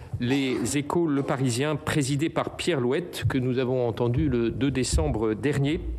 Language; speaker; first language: French; native; French